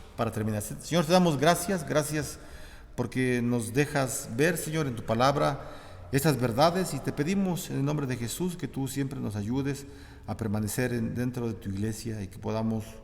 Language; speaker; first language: Spanish; native; Spanish